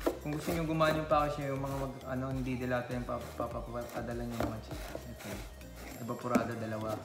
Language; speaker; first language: Filipino; native; Filipino